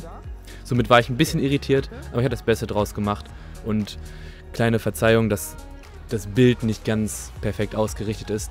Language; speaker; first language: German; native; German